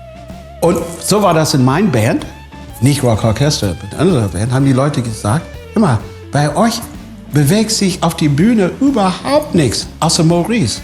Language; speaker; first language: German; non-native, fluent; English